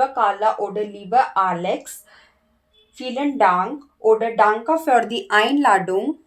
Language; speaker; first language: German; non-native, learner; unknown